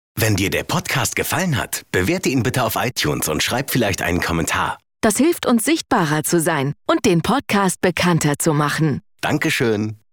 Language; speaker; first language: German; native; German